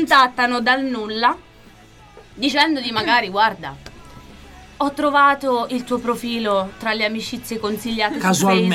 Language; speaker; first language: Italian; native; Italian